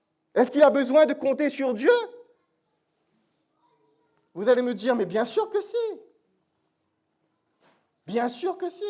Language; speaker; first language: French; native; French